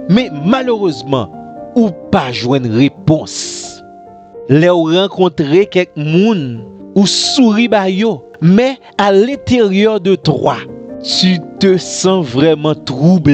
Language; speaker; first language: French; non-native, local second language; Haitian Creole